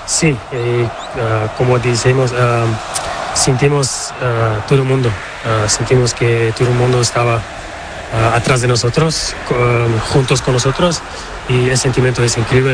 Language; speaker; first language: Spanish; non-native, local second language; Portuguese